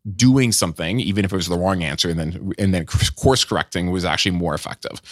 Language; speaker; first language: English; non-native, fluent; French